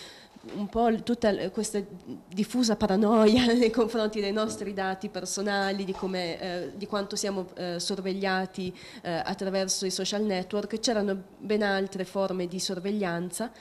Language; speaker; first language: Italian; native; Italian